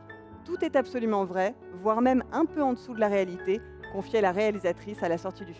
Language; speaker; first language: French; native; French